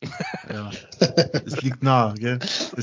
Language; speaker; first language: German; native; German